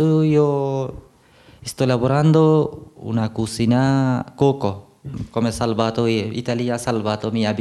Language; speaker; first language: Italian; non-native, learner; Bangla